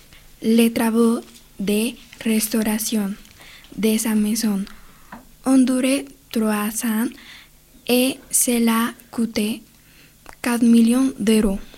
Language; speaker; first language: French; non-native, learner; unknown